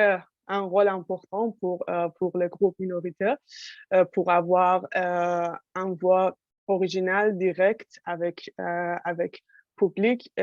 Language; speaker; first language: French; non-native, fluent; Persian